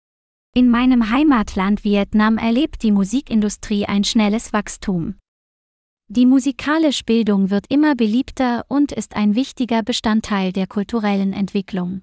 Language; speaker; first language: German; non-native, learner; Vietnamese